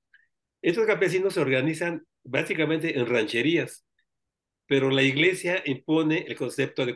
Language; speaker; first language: Spanish; native; Spanish